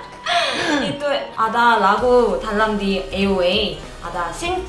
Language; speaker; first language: Indonesian; non-native, learner; Korean